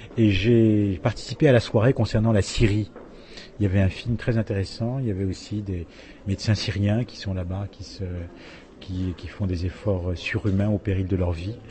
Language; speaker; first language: French; native; French